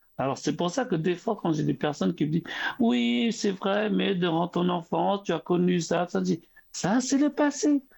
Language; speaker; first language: French; early bilingual, other home language; Khmer